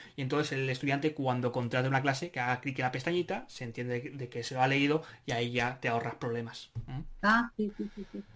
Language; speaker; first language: Spanish; native; Spanish